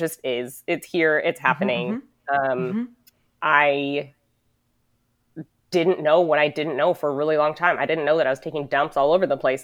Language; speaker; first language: English; native; English